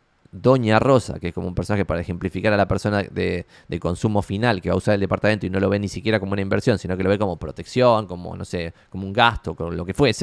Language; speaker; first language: Spanish; native; Spanish